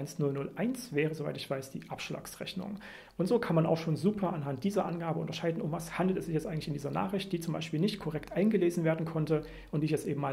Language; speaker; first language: German; native; German